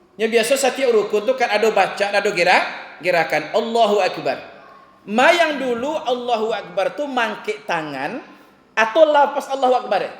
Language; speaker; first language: Malay; non-native, local second language; Minangkabau